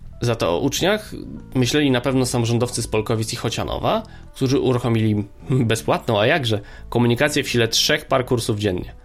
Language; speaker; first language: Polish; native; Polish